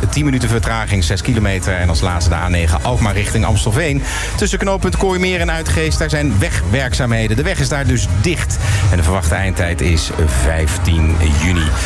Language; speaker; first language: Dutch; native; Dutch